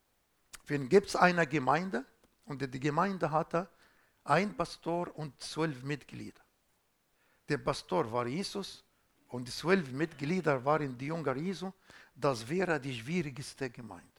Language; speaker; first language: German; non-native, fluent; Arabic